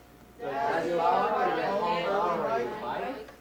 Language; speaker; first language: English; non-native, learner; Japanese